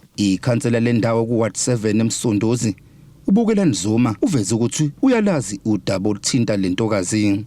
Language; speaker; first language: Zulu; native; Zulu